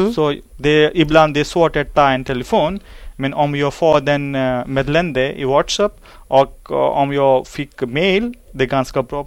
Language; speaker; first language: Swedish; non-native, learner; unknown